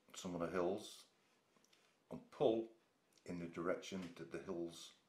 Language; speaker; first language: English; native; English